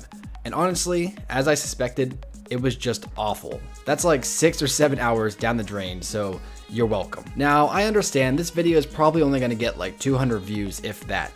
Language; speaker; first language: English; native; English